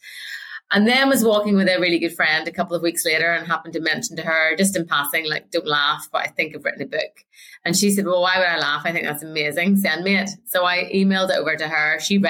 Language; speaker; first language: English; native; English